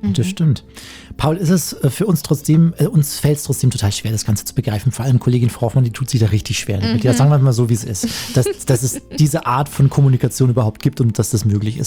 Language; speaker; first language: German; native; German